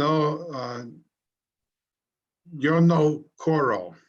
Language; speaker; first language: Spanish; non-native, learner; English